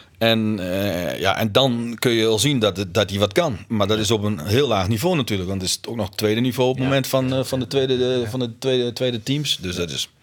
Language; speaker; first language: Dutch; native; Dutch